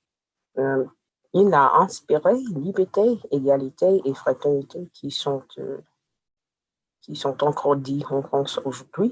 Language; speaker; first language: French; non-native, learner; English